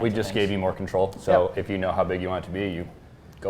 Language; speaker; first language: English; native; English